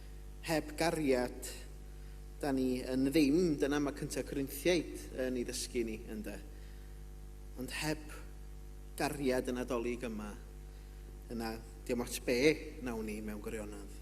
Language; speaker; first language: Welsh; native; Welsh